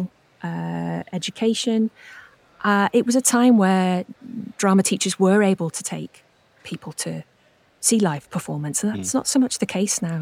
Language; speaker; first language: English; native; English